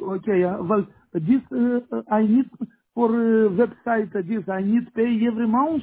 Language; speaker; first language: English; non-native, learner; Romanian